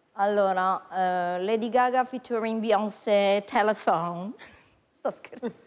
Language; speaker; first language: Italian; native; Italian